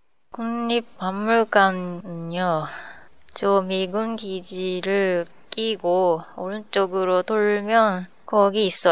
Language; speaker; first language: Korean; non-native, learner; Japanese